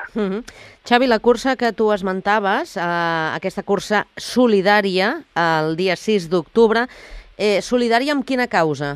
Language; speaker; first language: Catalan; native; Catalan